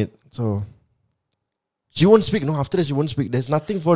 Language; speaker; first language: English; non-native, local second language; Tamil